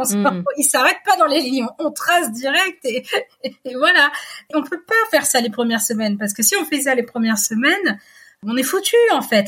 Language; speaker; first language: French; native; French